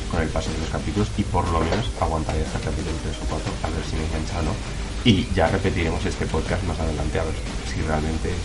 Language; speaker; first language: Spanish; native; Spanish